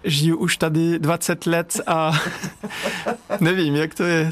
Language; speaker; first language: Czech; non-native, learner; French